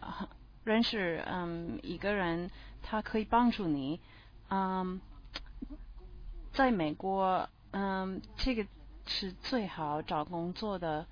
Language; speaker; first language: Chinese; non-native, learner; English